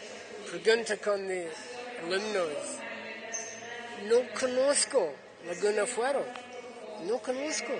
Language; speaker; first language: Spanish; non-native, learner; English